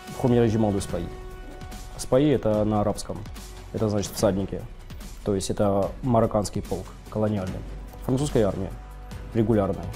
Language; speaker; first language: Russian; native; Russian